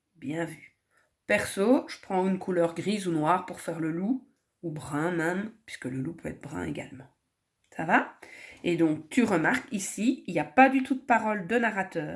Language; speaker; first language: French; native; French